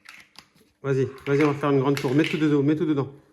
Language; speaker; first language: French; native; French